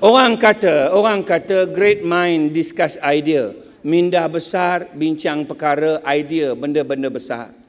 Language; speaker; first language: Malay; non-native, local second language; Chinese